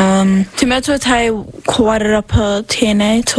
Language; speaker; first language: Māori; non-native, local second language; English